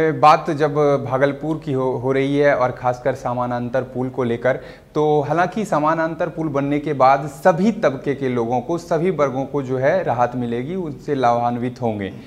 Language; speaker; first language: Hindi; native; Hindi